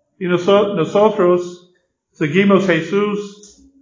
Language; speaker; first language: Spanish; non-native, learner; English